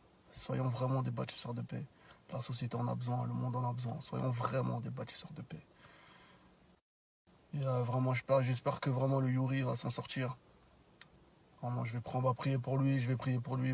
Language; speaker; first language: French; native; French